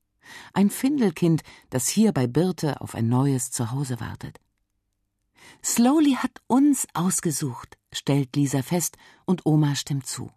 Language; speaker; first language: German; native; German